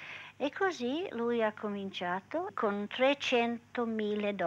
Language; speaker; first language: Italian; early bilingual, heritage; English